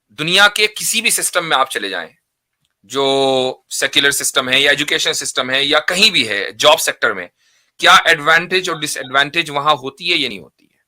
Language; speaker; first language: Urdu; native; Urdu